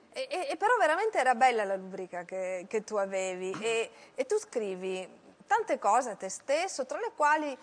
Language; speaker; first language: Italian; native; Italian